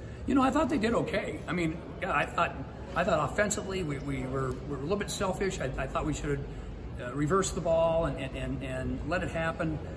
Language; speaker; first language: English; native; English